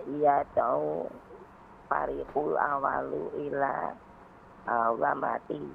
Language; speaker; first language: Arabic; non-native, learner; Indonesian